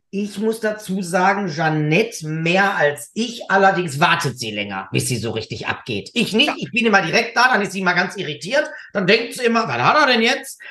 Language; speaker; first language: German; native; German